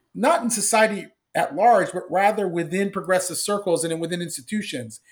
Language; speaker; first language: English; native; English